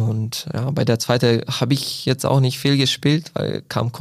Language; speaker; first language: German; non-native, fluent; Croatian